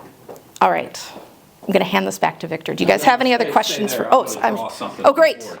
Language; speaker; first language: English; native; English